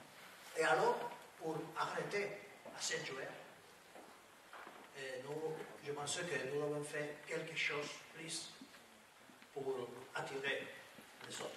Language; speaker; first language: French; non-native, learner; Spanish